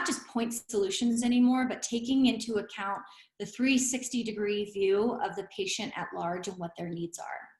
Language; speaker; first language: English; native; English